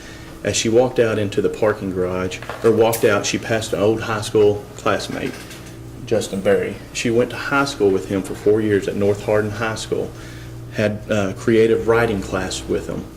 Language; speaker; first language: English; native; English